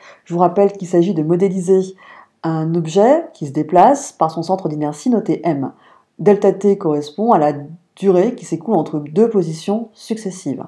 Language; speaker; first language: French; native; French